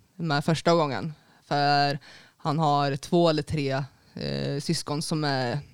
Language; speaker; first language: Swedish; native; Swedish